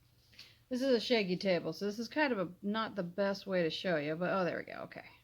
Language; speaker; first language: English; native; English